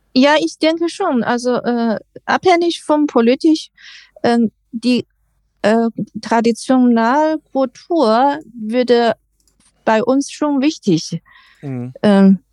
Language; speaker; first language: German; non-native, learner; Chinese